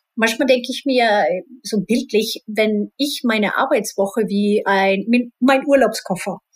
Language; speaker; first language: German; non-native, fluent; Swedish